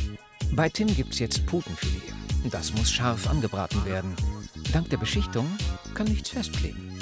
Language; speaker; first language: German; native; German